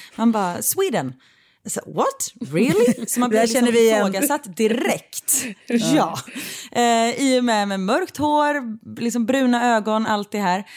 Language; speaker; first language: Swedish; native; Swedish